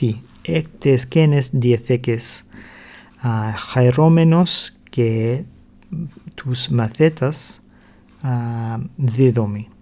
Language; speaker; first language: Greek; non-native, learner; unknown